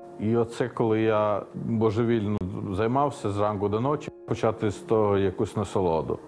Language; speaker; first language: Ukrainian; early bilingual, heritage; Finnish